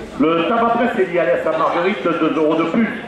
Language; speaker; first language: French; native; French